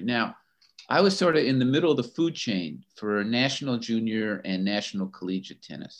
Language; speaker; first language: English; native; English